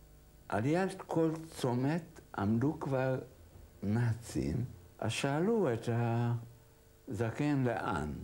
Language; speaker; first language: Hebrew; non-native, fluent; Hungarian